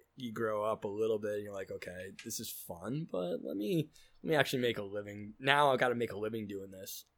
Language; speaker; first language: English; native; English